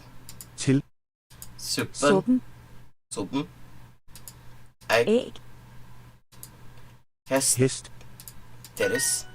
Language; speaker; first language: Danish; non-native, learner; English